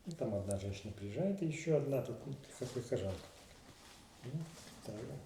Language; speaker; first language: Russian; native; Russian